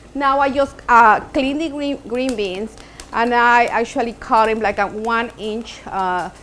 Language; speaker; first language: English; non-native, fluent; Spanish